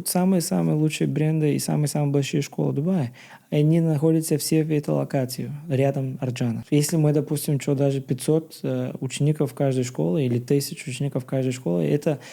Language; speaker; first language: Russian; non-native, learner; Bulgarian